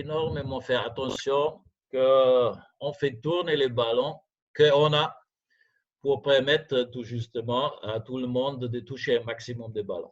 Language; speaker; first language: French; non-native, fluent; German